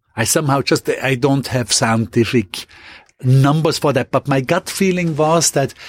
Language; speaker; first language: English; non-native, fluent; German